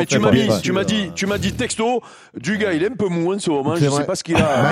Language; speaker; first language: French; native; French